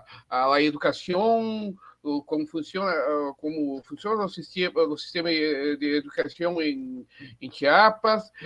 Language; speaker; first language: Spanish; non-native, learner; Portuguese